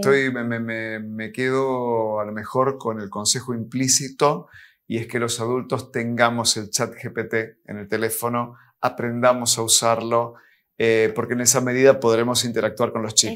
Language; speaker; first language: Spanish; native; Spanish